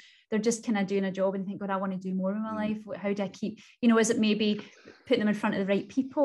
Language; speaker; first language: English; native; English